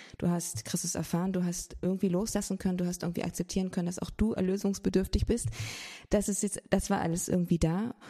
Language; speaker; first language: German; native; German